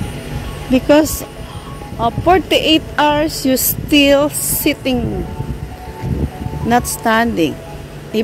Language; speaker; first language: English; non-native, local second language; Filipino